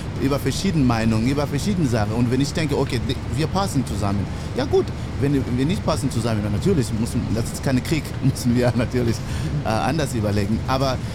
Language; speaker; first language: German; non-native, learner; English